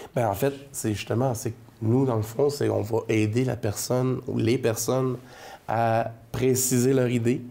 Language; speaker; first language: French; native; French